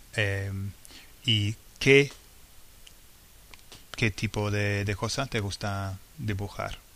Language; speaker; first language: Spanish; non-native, fluent; English